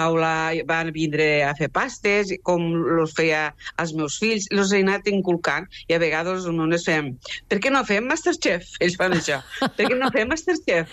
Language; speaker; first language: Catalan; native; Catalan